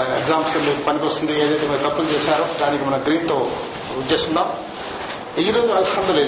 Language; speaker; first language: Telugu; non-native, local second language; Urdu